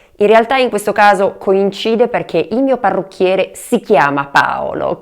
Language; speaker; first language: Italian; native; Italian